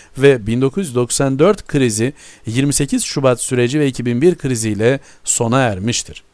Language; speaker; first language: Turkish; native; Turkish